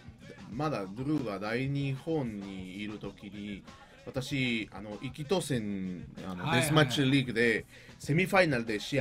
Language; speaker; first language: Japanese; non-native, learner; Spanish